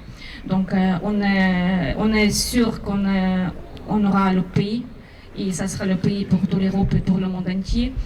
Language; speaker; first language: French; non-native, fluent; Ukrainian